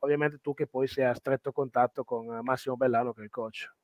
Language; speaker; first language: Italian; native; Italian